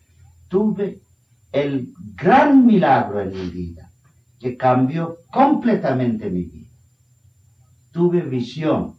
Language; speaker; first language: Spanish; non-native, fluent; Bangla